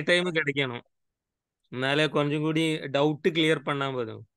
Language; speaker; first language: Tamil; non-native, local second language; Malayalam